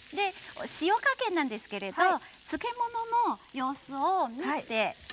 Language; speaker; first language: Japanese; non-native, fluent; Chinese